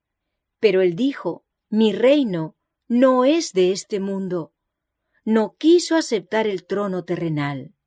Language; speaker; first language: Spanish; native; Spanish